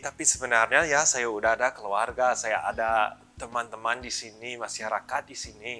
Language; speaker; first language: Indonesian; early bilingual, other home language; English